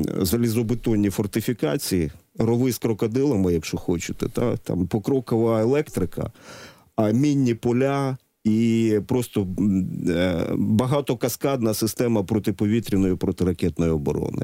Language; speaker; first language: Ukrainian; native; Ukrainian